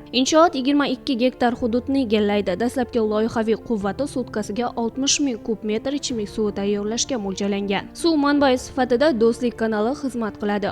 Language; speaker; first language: Uzbek; native; Uzbek